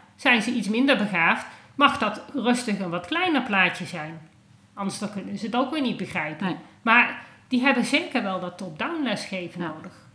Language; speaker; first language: Dutch; native; Dutch